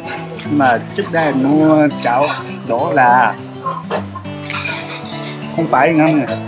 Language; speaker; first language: Vietnamese; non-native, learner; Japanese